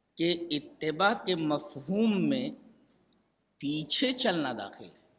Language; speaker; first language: Urdu; native; Urdu